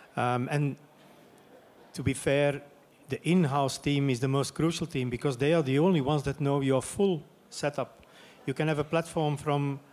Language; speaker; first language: English; non-native, fluent; Dutch